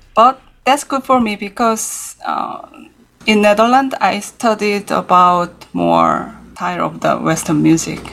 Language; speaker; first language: English; non-native, learner; Korean